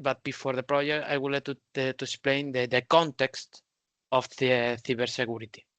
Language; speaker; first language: English; non-native, learner; Spanish